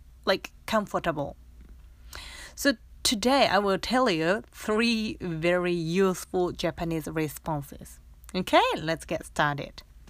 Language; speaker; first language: English; non-native, fluent; Japanese